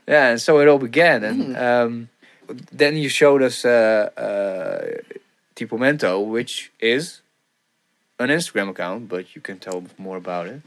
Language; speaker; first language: English; non-native, fluent; Dutch